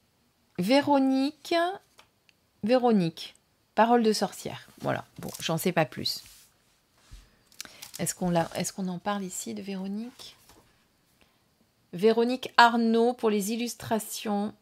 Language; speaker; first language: French; native; French